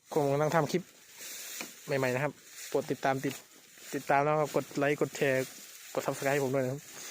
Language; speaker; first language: Thai; non-native, local second language; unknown